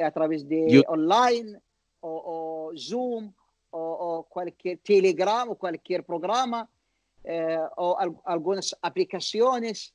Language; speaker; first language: Spanish; non-native, learner; Arabic